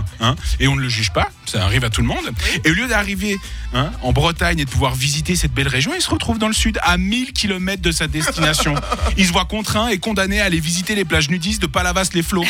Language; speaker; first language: French; native; French